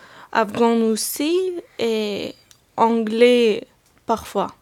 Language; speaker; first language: French; non-native, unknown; Persian